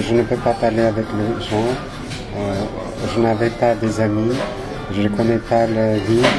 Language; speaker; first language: French; non-native, learner; Albanian